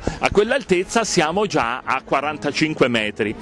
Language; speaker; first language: Italian; native; Italian